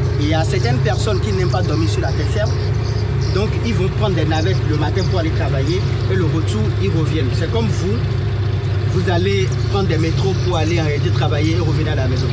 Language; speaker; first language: French; non-native, local second language; Fon